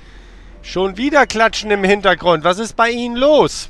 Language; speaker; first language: German; native; German